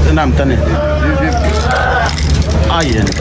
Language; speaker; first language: Arabic; non-native, learner; French